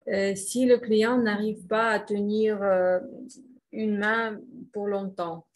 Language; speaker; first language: French; non-native, fluent; Russian